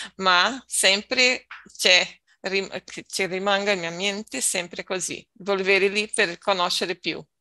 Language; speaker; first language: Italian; non-native, learner; Portuguese